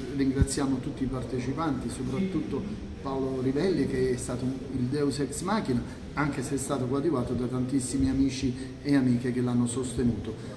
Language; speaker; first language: Italian; native; Italian